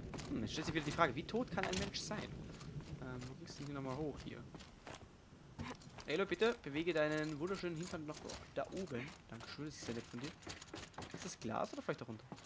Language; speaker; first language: German; native; German